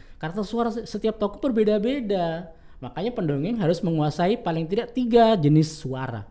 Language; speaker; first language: Indonesian; native; Indonesian